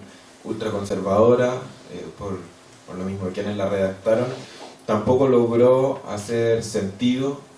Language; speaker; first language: Spanish; native; Spanish